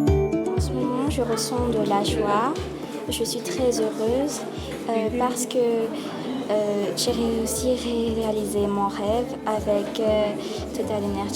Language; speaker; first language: French; non-native, local second language; Malagasy